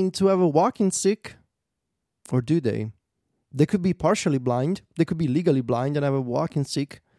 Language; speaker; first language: English; non-native, fluent; Italian